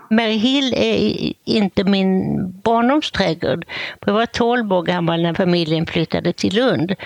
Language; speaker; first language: Swedish; native; Swedish